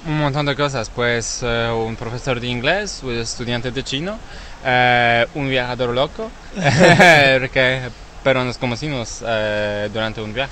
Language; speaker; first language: Spanish; non-native, learner; Polish